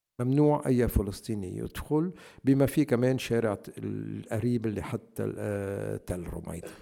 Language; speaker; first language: Arabic; native; Arabic